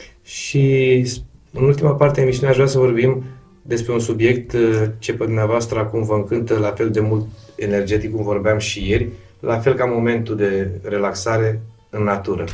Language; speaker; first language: Romanian; native; Romanian